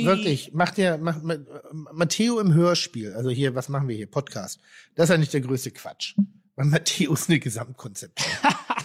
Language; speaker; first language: German; native; German